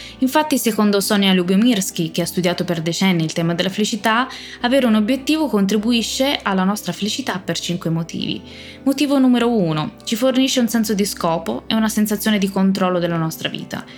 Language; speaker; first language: Italian; native; Italian